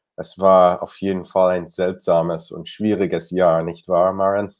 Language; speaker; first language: German; non-native, fluent; English